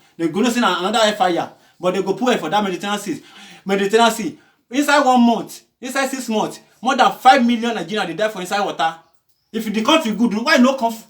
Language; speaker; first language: Nigerian Pidgin; non-native, local second language; Yoruba